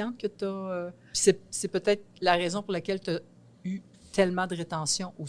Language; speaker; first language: French; native; French